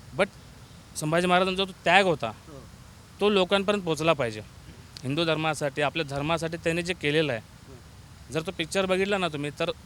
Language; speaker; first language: Marathi; native; Marathi